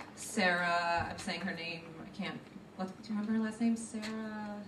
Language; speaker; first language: English; native; English